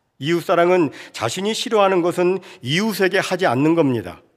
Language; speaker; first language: Korean; native; Korean